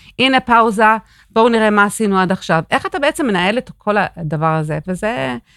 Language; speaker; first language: Hebrew; non-native, fluent; English